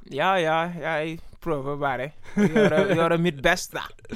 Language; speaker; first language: Norwegian; non-native, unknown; Wolof